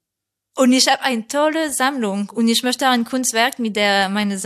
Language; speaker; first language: German; non-native, fluent; French